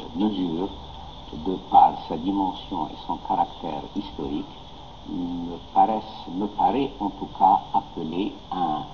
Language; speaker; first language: French; non-native, local second language; Arabic